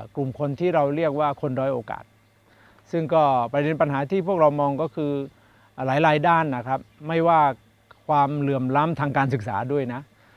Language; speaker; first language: Thai; non-native, local second language; Akha